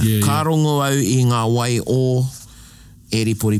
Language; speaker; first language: Māori; non-native, local second language; English